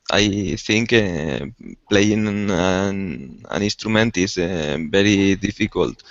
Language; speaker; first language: English; non-native, learner; Spanish